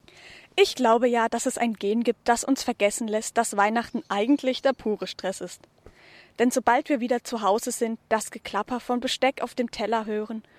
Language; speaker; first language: German; native; German